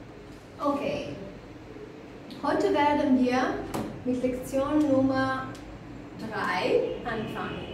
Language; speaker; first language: German; non-native, fluent; Albanian